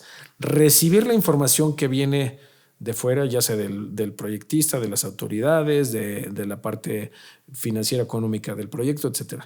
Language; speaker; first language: Spanish; native; Spanish